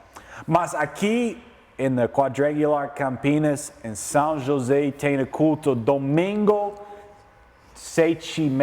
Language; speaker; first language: Portuguese; non-native, learner; English